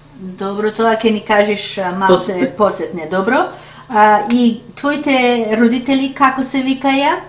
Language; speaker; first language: Macedonian; early bilingual, heritage; Macedonian